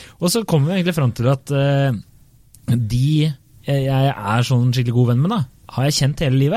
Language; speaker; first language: Norwegian; native; Norwegian